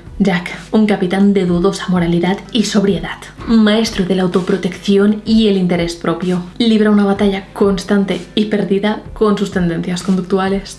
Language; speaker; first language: Spanish; native; Spanish